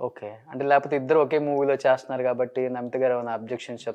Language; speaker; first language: Telugu; native; Telugu